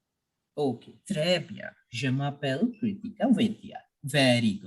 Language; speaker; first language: French; non-native, fluent; Hindi